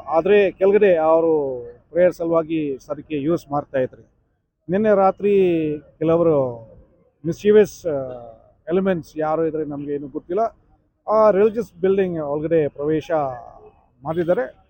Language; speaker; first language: Kannada; non-native, fluent; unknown